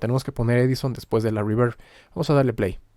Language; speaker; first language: Spanish; native; Spanish